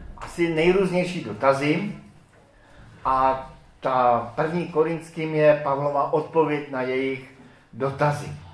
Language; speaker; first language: Czech; native; Czech